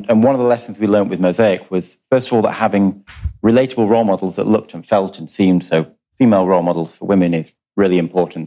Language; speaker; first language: English; native; English